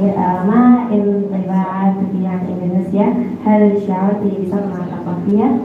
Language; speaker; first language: Arabic; non-native, learner; Indonesian